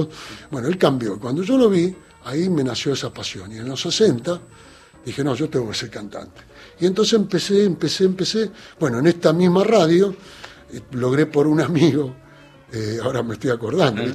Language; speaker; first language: Spanish; native; Spanish